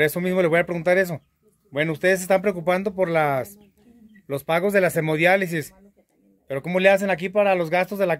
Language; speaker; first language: Spanish; native; Spanish